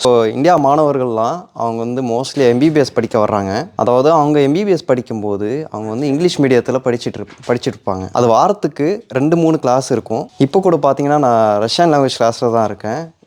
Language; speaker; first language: Tamil; non-native, fluent; Russian